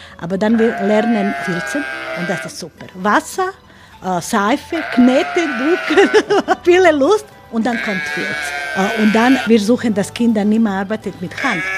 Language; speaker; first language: German; non-native, learner; Croatian